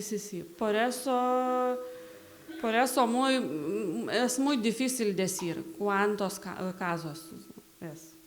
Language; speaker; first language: Spanish; non-native, learner; Lithuanian